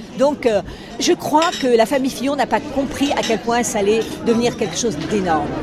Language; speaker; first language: French; native; French